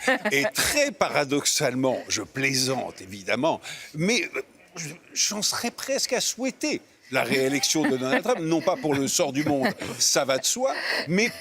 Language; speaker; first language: French; native; French